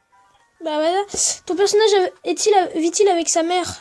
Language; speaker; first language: French; native; French